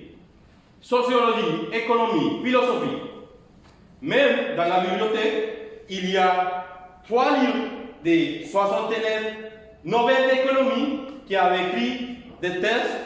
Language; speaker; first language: French; non-native, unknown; Spanish